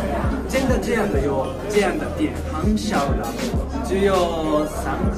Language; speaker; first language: Chinese; non-native, learner; Japanese